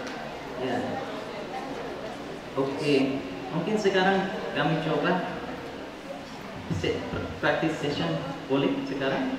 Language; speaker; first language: Indonesian; non-native, fluent; Arabic